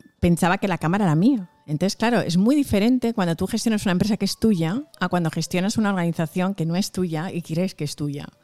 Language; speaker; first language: Spanish; early bilingual, other home language; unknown